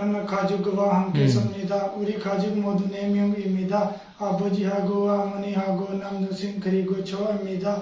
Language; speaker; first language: Korean; non-native, learner; Punjabi